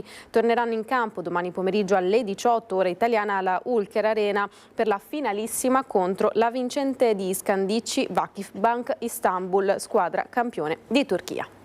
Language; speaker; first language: Italian; native; Italian